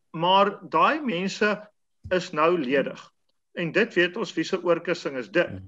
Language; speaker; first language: Afrikaans; native; Afrikaans